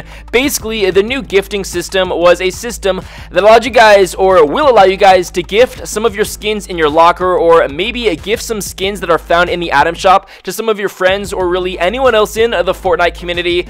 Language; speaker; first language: English; native; English